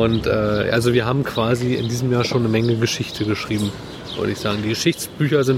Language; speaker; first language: German; native; German